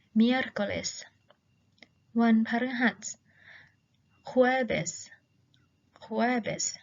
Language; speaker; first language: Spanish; non-native, fluent; Thai